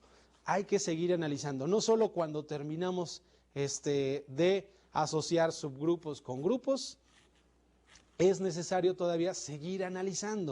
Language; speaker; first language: Spanish; native; Spanish